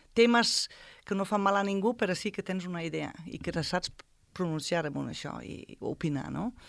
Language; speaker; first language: Catalan; non-native, fluent; German